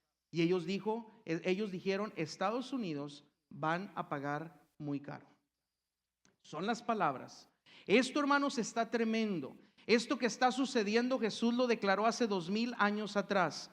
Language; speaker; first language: Spanish; native; Spanish